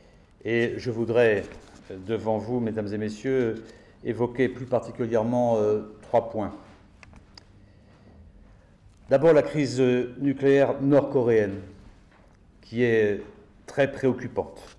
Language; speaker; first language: French; native; French